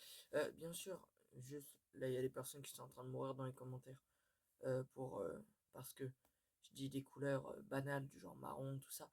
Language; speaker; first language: French; native; French